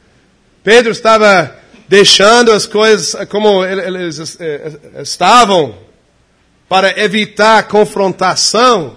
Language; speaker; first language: Portuguese; non-native, fluent; English